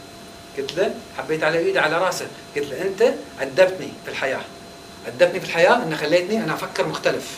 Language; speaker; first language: Arabic; native; Arabic